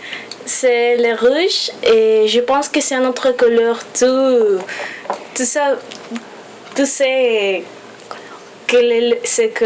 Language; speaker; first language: French; non-native, learner; Spanish